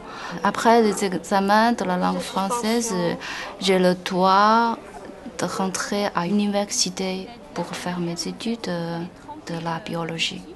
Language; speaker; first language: French; non-native, fluent; Chinese